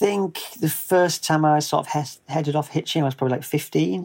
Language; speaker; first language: English; native; English